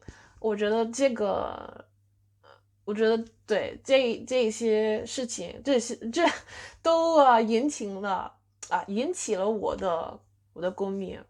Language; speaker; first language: Chinese; non-native, fluent; English